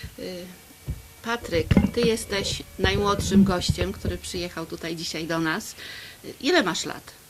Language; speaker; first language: Polish; native; Polish